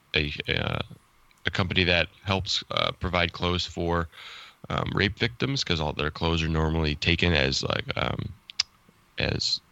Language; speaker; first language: English; native; English